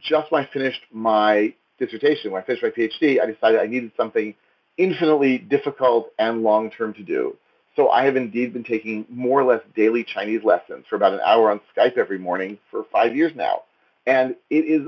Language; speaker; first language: English; native; English